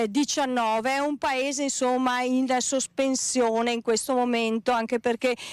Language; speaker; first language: Italian; native; Italian